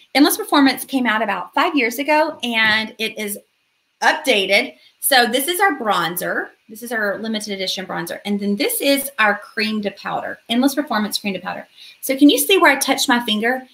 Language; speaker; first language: English; native; English